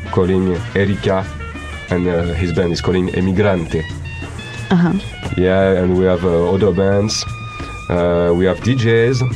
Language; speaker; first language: English; non-native, learner; French